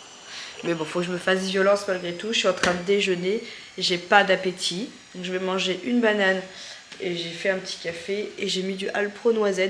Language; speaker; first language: French; native; French